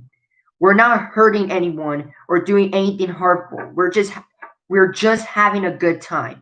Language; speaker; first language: English; native; English